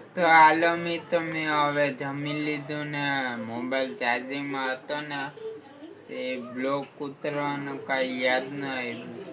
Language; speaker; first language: Gujarati; native; Gujarati